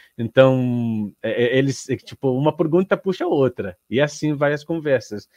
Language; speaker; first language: Portuguese; non-native, learner; Arabic